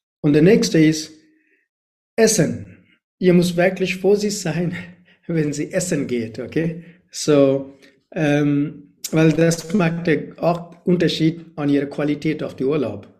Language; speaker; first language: German; non-native, learner; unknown